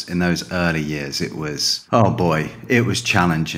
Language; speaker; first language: English; native; English